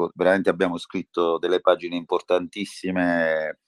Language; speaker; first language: Italian; native; Italian